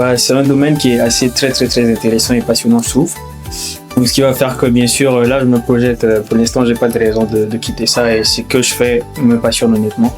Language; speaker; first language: French; non-native, local second language; Fula